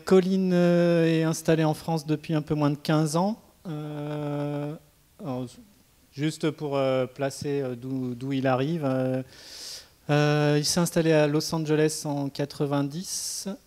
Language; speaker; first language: French; native; French